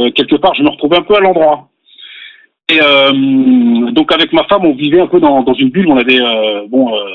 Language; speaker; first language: French; native; French